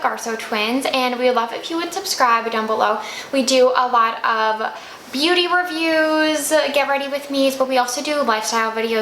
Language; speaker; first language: English; native; English